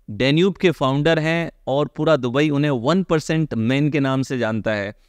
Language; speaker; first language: Hindi; native; Hindi